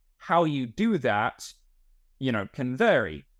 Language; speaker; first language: English; native; English